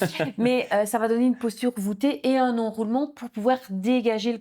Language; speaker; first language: French; native; French